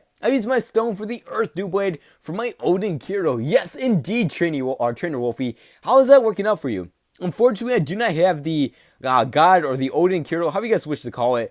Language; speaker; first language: English; native; English